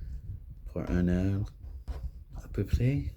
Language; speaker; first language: French; non-native, local second language; English